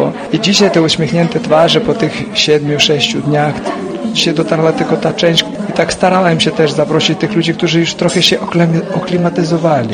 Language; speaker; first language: Polish; non-native, fluent; Ukrainian